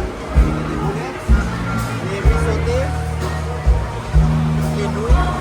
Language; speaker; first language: French; non-native, fluent; Thai